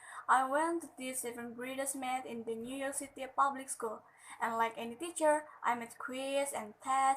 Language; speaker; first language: English; non-native, learner; Indonesian